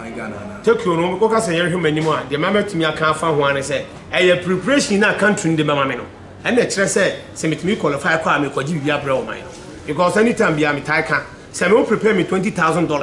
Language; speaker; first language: English; non-native, local second language; Akan